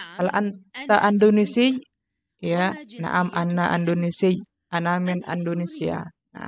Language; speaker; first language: Arabic; non-native, fluent; Indonesian